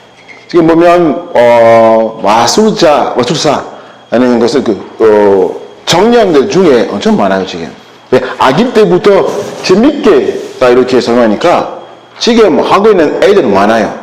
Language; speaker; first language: Korean; non-native, learner; French